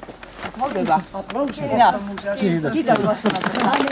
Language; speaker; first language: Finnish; non-native, learner; Estonian